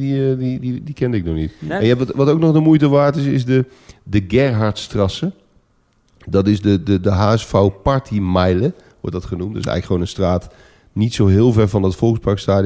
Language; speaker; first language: Dutch; native; Dutch